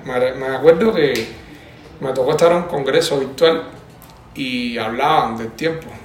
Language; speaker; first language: Spanish; native; Spanish